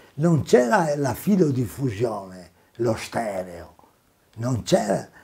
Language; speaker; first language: Italian; native; Italian